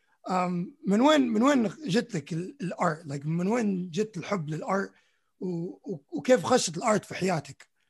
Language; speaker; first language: Arabic; early bilingual, heritage; Arabic